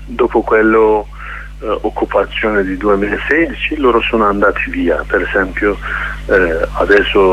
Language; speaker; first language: Italian; non-native, learner; Kurdish